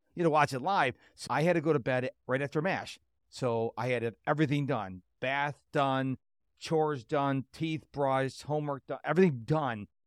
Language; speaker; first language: English; early bilingual, other home language; Polish